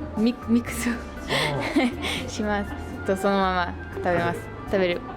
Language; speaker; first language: Japanese; non-native, learner; French